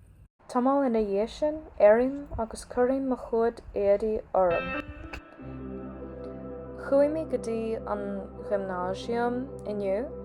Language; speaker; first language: Irish; non-native, learner; English